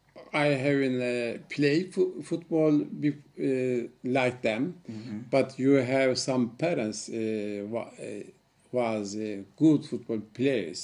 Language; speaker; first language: English; non-native, learner; Turkish